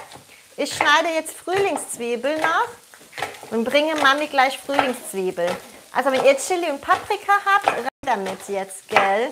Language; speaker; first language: German; native; German